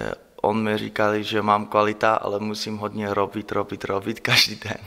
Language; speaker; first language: Czech; non-native, learner; Dutch